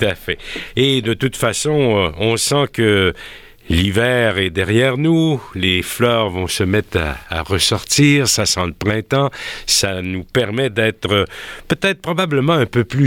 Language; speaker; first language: French; native; French